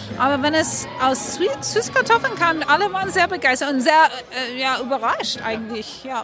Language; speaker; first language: German; non-native, fluent; English